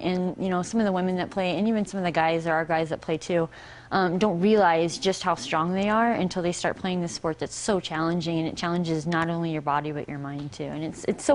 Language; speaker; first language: English; native; English